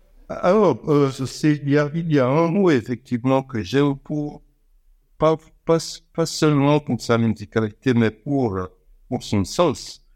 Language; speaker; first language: French; non-native, local second language; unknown